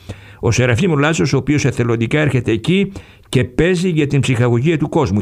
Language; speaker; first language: Greek; native; Greek